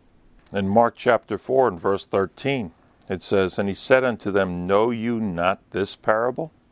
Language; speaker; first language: English; native; English